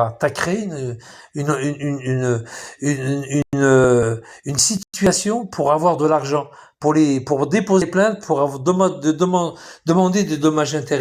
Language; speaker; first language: French; native; French